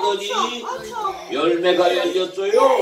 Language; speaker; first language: Korean; native; Korean